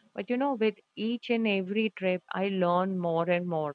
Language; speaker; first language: English; non-native, local second language; Hindi